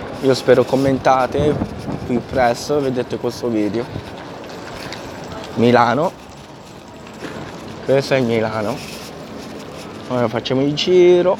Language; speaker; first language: Italian; non-native, fluent; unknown